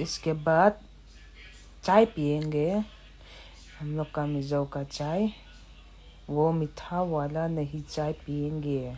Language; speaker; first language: Hindi; non-native, local second language; Mizo